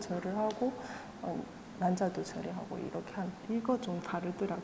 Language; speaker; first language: Korean; non-native, fluent; Chinese